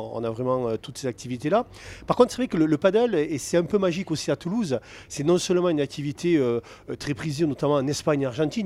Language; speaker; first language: French; native; French